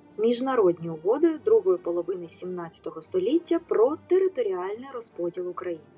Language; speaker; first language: Ukrainian; native; Ukrainian